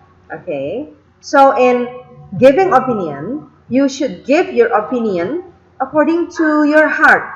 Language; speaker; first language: English; non-native, fluent; Indonesian